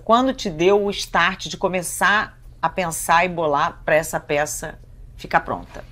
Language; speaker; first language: Portuguese; native; Portuguese